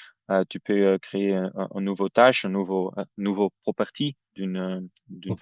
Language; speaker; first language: French; non-native, fluent; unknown